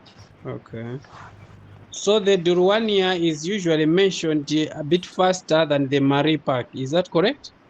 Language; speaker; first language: English; non-native, fluent; Nyanja